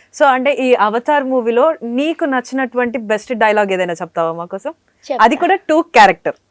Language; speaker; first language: Telugu; native; Telugu